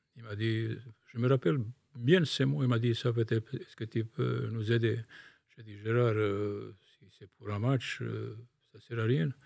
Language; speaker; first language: French; non-native, fluent; Bosnian